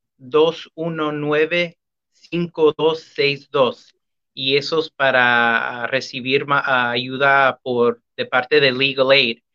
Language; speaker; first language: Spanish; early bilingual, heritage; Spanish